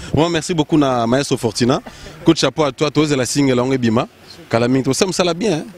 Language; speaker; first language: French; non-native, local second language; Lingala